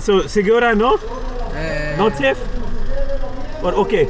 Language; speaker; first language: Spanish; non-native, learner; Hindi